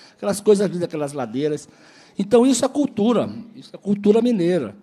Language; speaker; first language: Portuguese; native; Portuguese